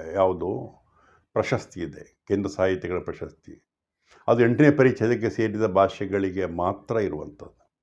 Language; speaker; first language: Kannada; non-native, local second language; Tulu